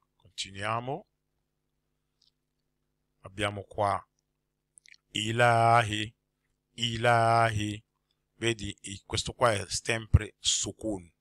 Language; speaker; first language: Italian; non-native, fluent; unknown